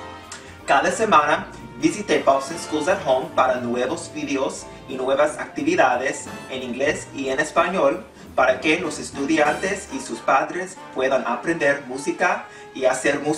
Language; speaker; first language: Spanish; early bilingual, heritage; Spanish